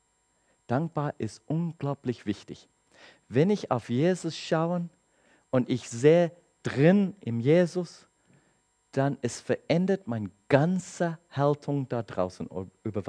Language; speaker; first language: German; non-native, learner; English